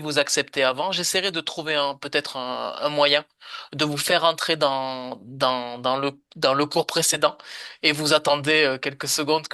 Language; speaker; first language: French; native; French